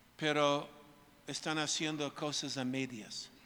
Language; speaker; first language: Spanish; non-native, fluent; English